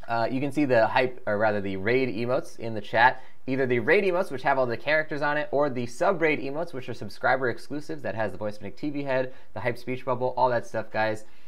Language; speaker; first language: English; native; English